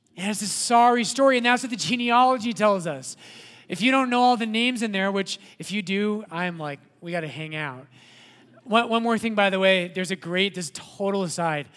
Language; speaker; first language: English; native; English